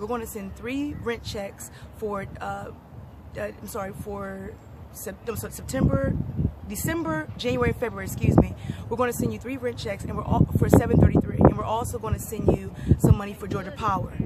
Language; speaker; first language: English; native; English